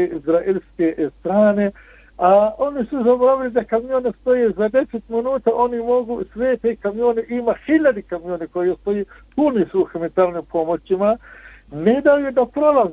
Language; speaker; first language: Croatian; non-native, fluent; Arabic